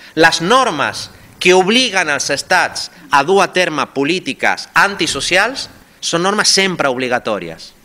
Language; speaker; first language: Catalan; non-native, fluent; Spanish